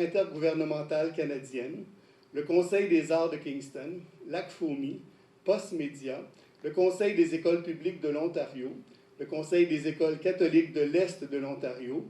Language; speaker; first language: French; native; French